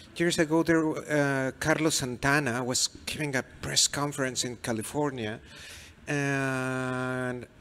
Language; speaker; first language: English; non-native, fluent; Spanish